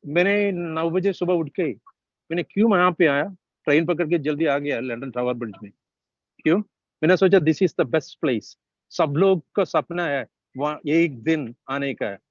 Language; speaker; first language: Hindi; non-native, local second language; Malayalam